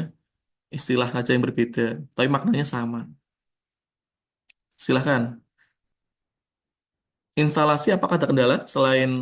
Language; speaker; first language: Indonesian; native; Indonesian